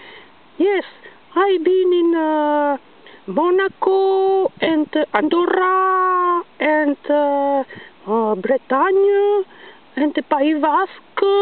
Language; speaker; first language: English; non-native, learner; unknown